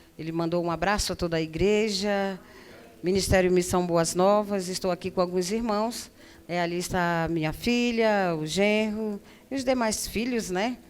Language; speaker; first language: Portuguese; native; Portuguese